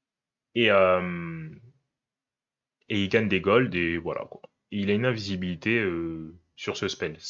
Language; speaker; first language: French; native; French